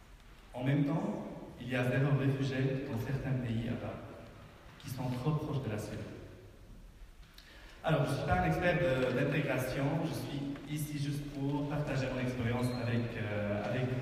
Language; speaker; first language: French; non-native, fluent; Arabic